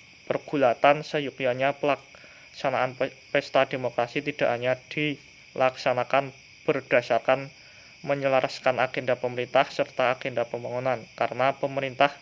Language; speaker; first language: Indonesian; native; Indonesian